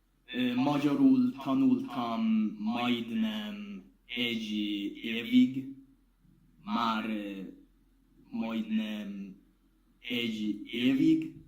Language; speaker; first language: Hungarian; non-native, learner; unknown